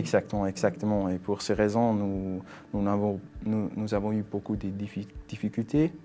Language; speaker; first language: French; non-native, fluent; Swiss German